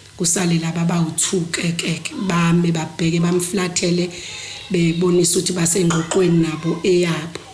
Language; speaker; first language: Zulu; native; Zulu